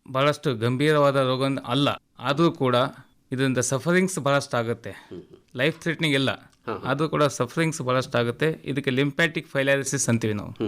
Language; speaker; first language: Kannada; native; Kannada